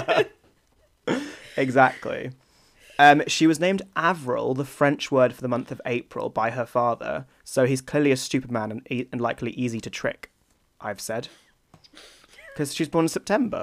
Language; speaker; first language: English; native; English